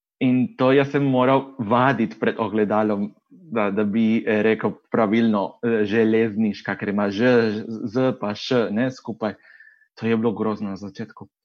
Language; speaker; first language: Slovenian; non-native, fluent; Spanish